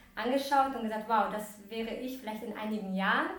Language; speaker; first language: German; early bilingual, other home language; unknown